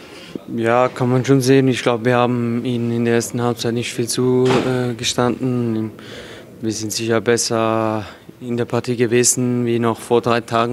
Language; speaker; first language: German; native; German